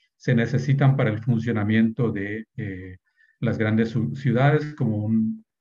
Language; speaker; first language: Spanish; native; Spanish